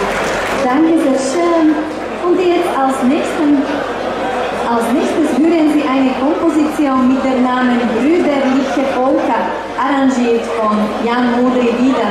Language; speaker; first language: German; non-native, fluent; Slovak